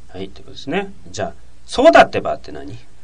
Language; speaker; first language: Japanese; native; Japanese